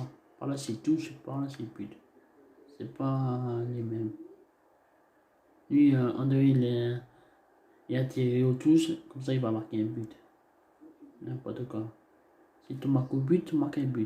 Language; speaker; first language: French; non-native, learner; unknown